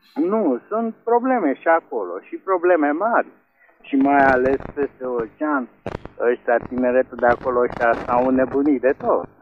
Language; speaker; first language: Romanian; native; Romanian